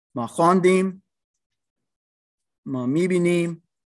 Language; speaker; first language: Persian; non-native, learner; English